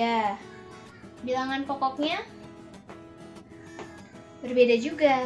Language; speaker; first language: Indonesian; native; Indonesian